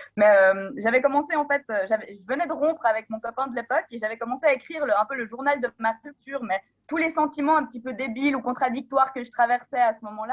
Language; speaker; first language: French; native; French